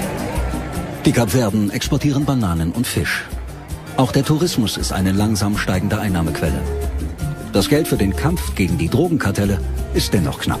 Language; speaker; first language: German; native; German